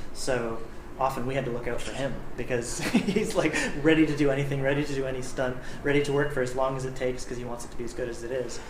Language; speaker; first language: English; native; English